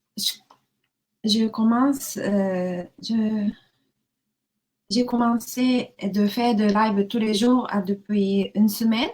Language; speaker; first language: French; non-native, learner; Japanese